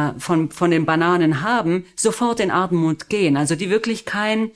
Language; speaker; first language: German; non-native, fluent; Spanish